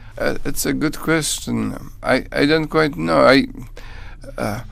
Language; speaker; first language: English; non-native, fluent; Polish